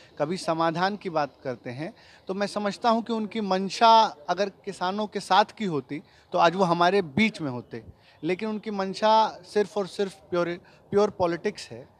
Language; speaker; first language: Hindi; native; Hindi